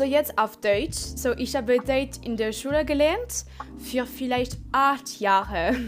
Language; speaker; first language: German; non-native, learner; French